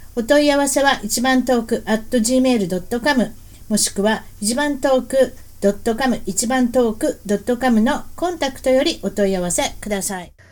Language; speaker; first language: Japanese; native; Japanese